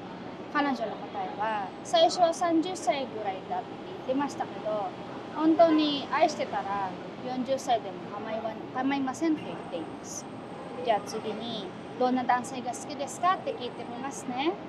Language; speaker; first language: Japanese; non-native, fluent; Filipino